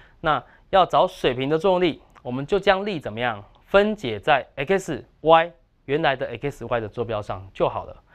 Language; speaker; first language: Chinese; native; Chinese